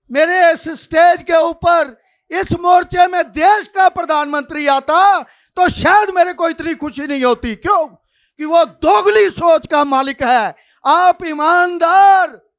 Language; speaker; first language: Hindi; non-native, local second language; Punjabi